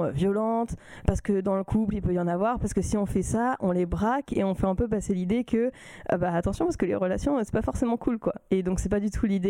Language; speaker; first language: French; native; French